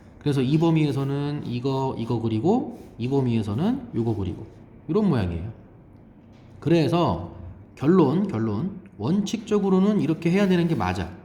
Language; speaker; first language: Korean; native; Korean